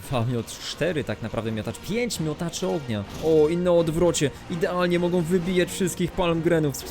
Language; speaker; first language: Polish; native; Polish